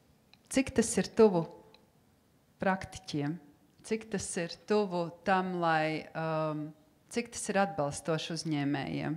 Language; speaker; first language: Latvian; native; Latvian